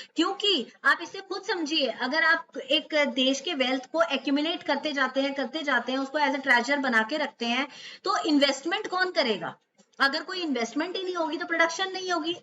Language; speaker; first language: Hindi; native; Hindi